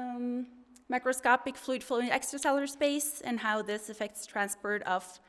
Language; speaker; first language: English; non-native, fluent; Norwegian